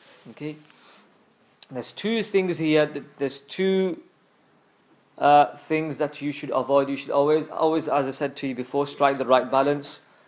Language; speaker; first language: English; early bilingual, other home language; Urdu